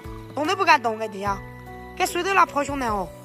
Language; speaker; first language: Chinese; native; Chinese